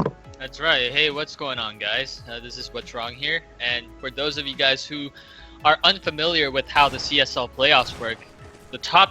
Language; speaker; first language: English; native; English